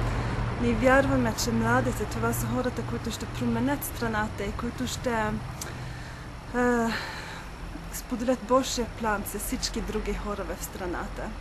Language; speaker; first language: Bulgarian; non-native, fluent; Norwegian